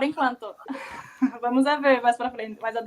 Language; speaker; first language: Spanish; non-native, learner; Portuguese